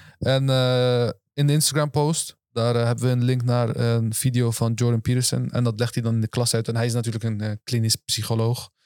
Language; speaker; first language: Dutch; early bilingual, other home language; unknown